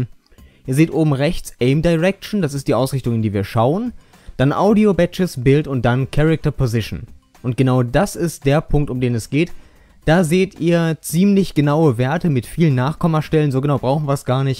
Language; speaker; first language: German; native; German